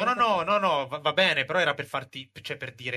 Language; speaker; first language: Italian; native; Italian